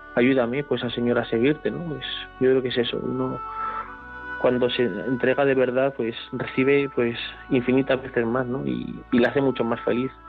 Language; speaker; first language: Spanish; native; Spanish